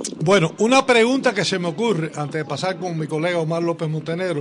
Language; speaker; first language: Spanish; native; Spanish